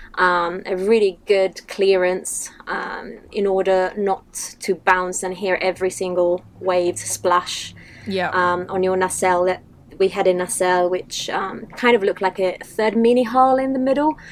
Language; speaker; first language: English; non-native, fluent; Italian